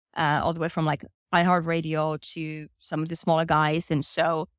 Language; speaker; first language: English; non-native, fluent; Finnish